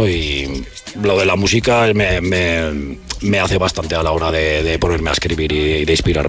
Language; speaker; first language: Spanish; native; Spanish